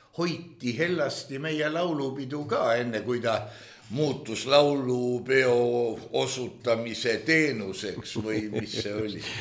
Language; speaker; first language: Estonian; native; Estonian